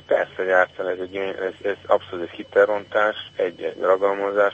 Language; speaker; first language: Hungarian; non-native, fluent; Serbian